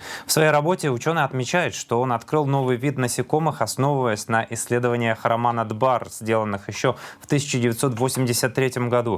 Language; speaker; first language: Russian; native; Russian